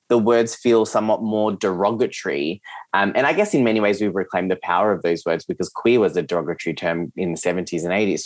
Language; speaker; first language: English; early bilingual, other home language; Serbian